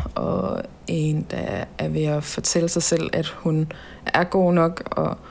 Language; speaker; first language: Danish; native; Danish